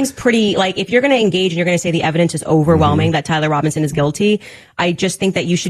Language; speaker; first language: English; native; English